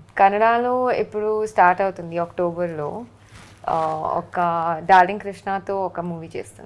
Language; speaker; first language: Telugu; non-native, learner; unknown